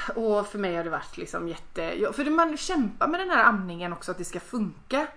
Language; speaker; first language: Swedish; native; Swedish